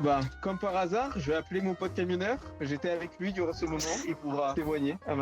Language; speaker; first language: French; native; French